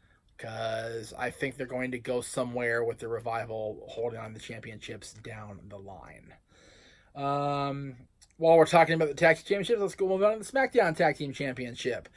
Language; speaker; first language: English; native; English